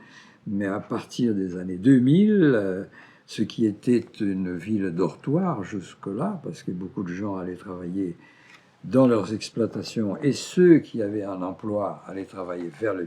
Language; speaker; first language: French; non-native, fluent; Portuguese